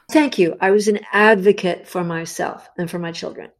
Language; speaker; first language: English; native; English